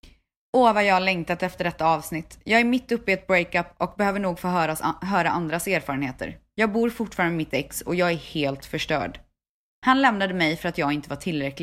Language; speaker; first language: Swedish; native; Swedish